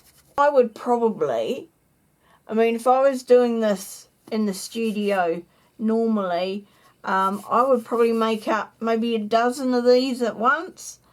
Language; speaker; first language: English; native; English